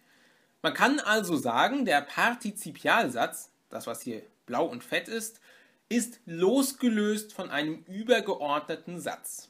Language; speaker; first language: German; native; German